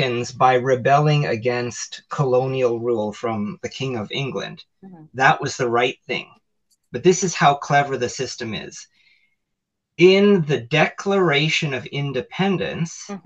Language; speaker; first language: English; native; English